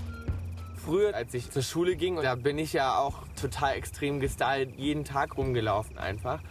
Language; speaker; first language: German; native; German